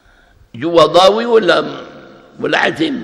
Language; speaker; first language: Arabic; native; Arabic